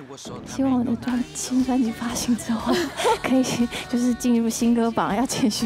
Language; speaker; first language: Chinese; native; Chinese